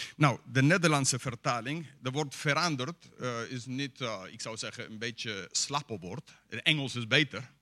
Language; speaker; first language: Dutch; non-native, fluent; English